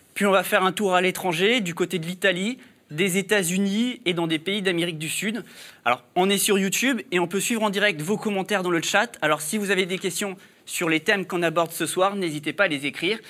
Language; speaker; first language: French; native; French